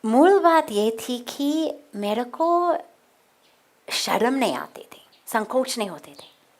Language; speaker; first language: Hindi; non-native, fluent; English